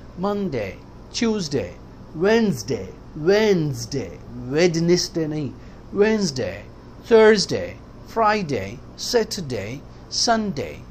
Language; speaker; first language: Urdu; native; Urdu